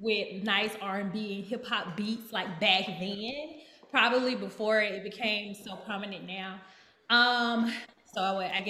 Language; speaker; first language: English; native; English